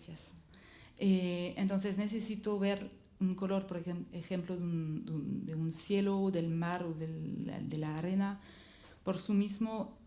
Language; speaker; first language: Spanish; non-native, learner; French